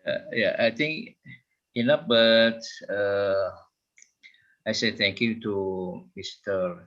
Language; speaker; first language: English; non-native, fluent; Indonesian